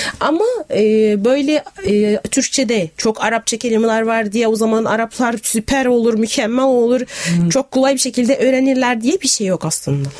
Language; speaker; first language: Turkish; non-native, fluent; Arabic